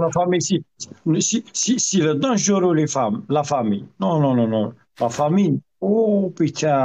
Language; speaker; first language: French; non-native, learner; Arabic